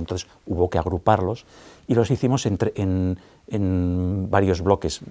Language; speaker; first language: Spanish; native; Spanish